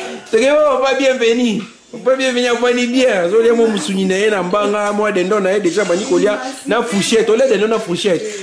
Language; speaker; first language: French; non-native, local second language; Lingala